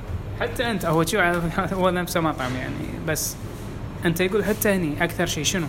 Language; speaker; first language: Arabic; native; Arabic